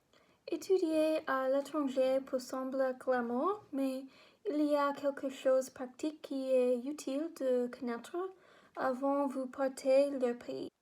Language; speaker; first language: French; non-native, learner; English